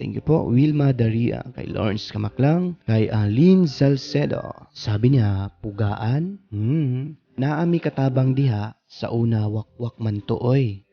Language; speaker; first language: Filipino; non-native, local second language; Cebuano